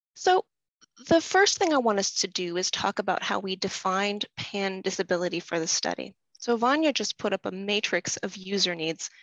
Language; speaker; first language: English; native; English